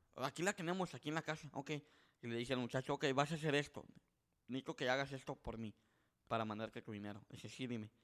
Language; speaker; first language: Spanish; early bilingual, heritage; Spanish